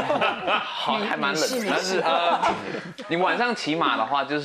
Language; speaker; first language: Chinese; non-native, fluent; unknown